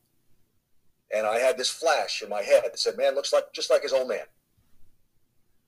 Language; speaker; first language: English; native; English